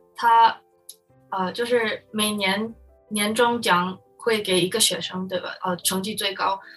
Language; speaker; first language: Chinese; non-native, fluent; Min Nan Chinese